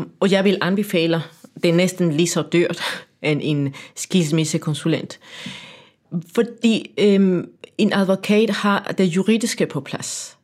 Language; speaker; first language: Danish; non-native, fluent; Spanish